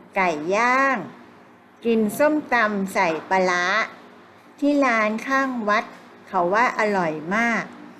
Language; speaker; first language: Thai; native; Thai